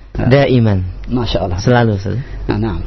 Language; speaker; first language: Arabic; non-native, learner; Indonesian